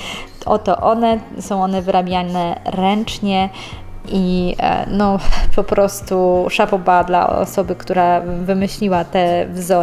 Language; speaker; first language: Polish; native; Polish